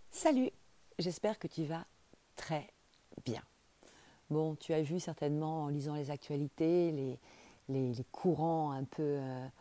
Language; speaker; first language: French; native; French